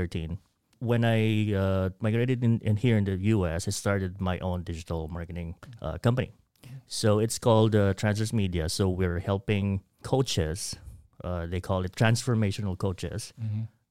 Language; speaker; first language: English; non-native, local second language; Hiligaynon